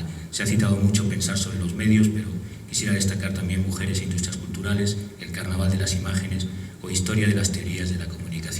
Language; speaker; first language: Spanish; native; Spanish